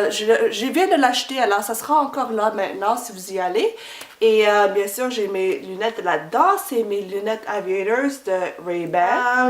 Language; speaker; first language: French; non-native, fluent; English